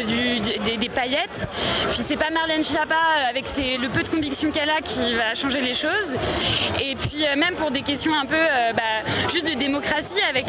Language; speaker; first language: French; native; French